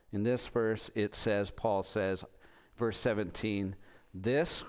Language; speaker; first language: English; native; English